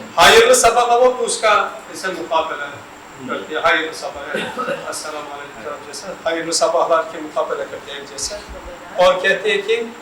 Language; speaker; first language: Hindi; non-native, learner; Turkish